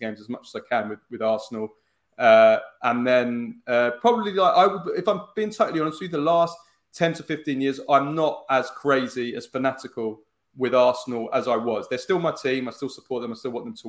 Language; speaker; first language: English; native; English